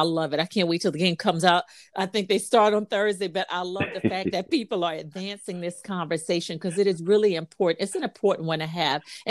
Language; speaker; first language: English; native; English